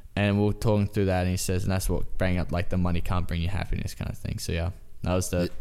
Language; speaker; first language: English; native; English